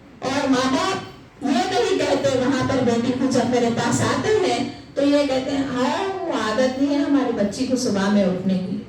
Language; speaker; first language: Urdu; native; Urdu